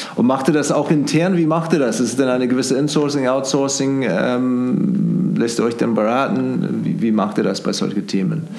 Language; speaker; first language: German; non-native, fluent; English